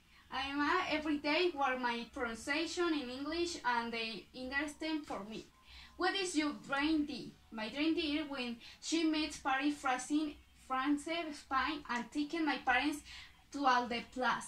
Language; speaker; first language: English; non-native, learner; Spanish